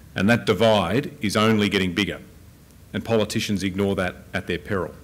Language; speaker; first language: English; native; English